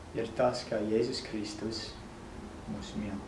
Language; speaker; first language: Latvian; non-native, fluent; English